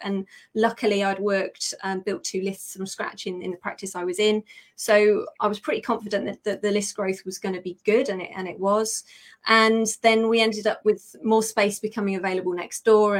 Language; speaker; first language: English; native; English